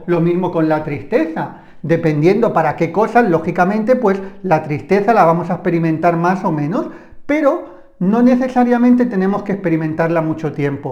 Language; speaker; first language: Spanish; native; Spanish